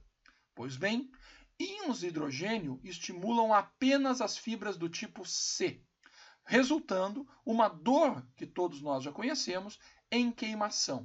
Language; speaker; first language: Portuguese; native; Portuguese